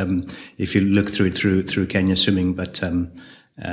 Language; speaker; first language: English; native; English